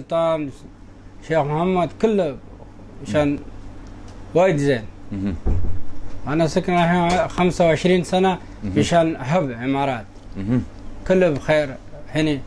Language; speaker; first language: Arabic; non-native, learner; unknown